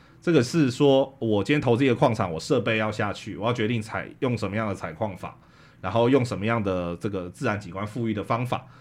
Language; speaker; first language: Chinese; native; Chinese